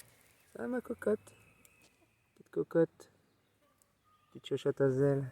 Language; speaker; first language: French; native; French